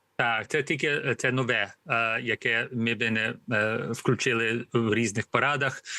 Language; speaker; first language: Ukrainian; early bilingual, heritage; Ukrainian